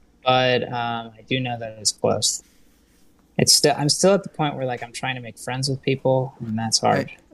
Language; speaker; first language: English; native; English